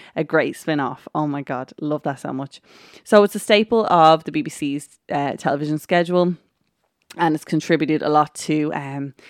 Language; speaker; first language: English; native; English